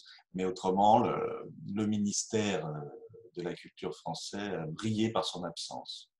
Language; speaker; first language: French; native; French